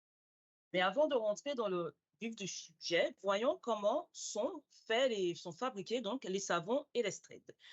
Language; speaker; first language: French; native; French